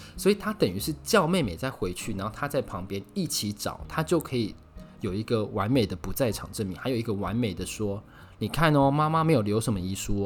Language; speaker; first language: Chinese; native; Chinese